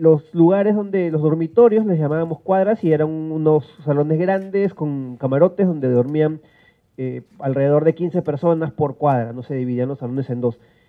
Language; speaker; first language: Spanish; native; Spanish